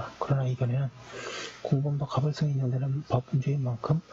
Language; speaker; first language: Korean; native; Korean